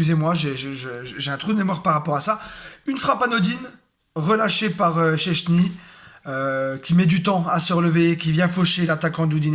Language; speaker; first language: French; native; French